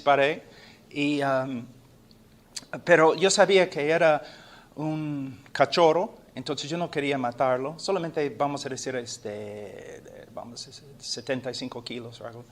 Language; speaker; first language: Spanish; non-native, fluent; English